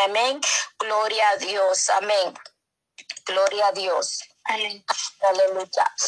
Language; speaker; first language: Spanish; native; Spanish